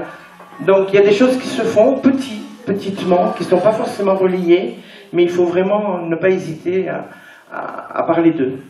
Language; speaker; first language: French; native; French